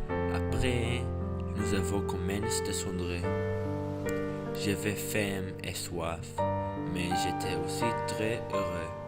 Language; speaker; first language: French; non-native, learner; English